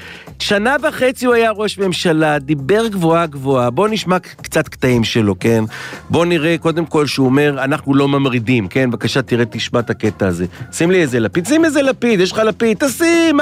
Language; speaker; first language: Hebrew; native; Hebrew